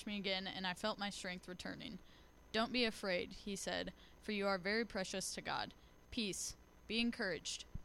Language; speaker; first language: English; native; English